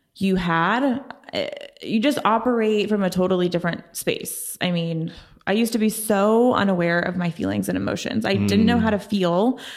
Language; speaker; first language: English; native; English